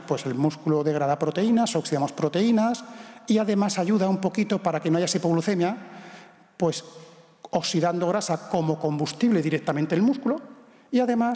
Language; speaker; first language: Spanish; native; Spanish